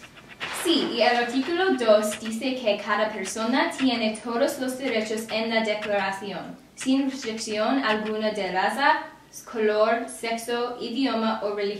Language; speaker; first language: Spanish; non-native, learner; English